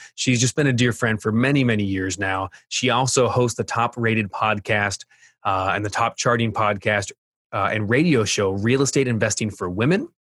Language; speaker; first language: English; native; English